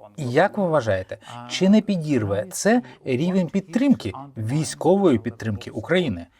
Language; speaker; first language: Ukrainian; native; Ukrainian